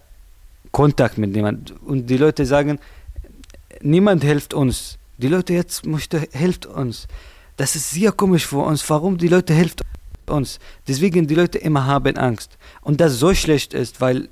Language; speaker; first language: German; non-native, learner; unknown